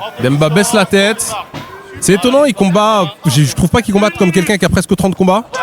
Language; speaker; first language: French; native; French